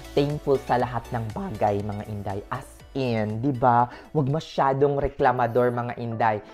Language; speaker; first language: Filipino; native; Filipino